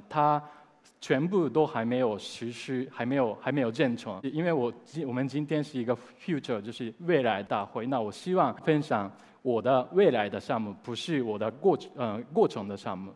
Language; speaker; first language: Chinese; non-native, fluent; Japanese